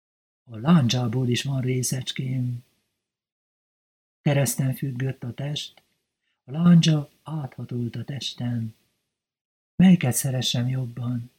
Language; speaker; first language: Hungarian; native; Hungarian